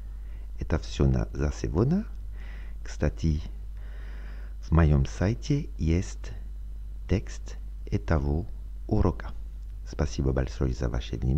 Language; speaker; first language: Russian; non-native, fluent; French